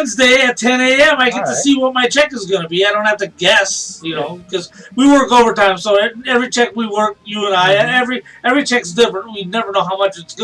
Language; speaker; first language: English; native; English